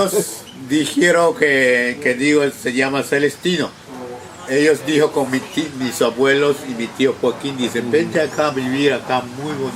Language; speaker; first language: Spanish; non-native, local second language; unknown